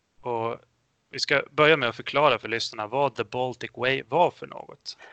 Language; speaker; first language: Swedish; early bilingual, other home language; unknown